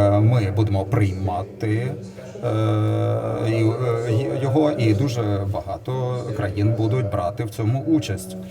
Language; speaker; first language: Ukrainian; non-native, learner; Lithuanian